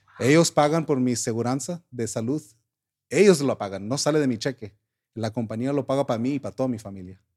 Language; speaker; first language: Spanish; early bilingual, heritage; Spanish